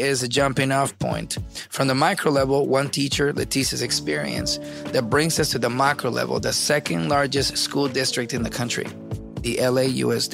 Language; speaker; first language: English; early bilingual, other home language; Spanish